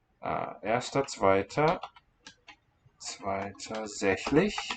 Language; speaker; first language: German; non-native, learner; English